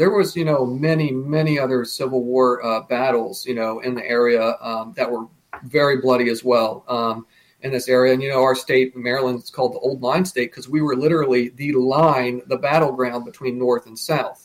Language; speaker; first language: English; native; English